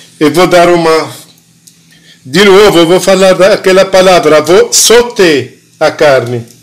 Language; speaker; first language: Portuguese; non-native, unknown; Arabic